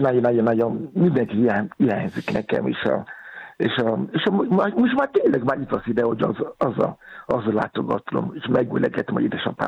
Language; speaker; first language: Hungarian; non-native, fluent; Yoruba